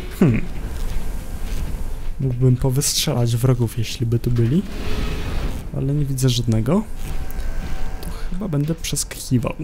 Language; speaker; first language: Polish; native; Polish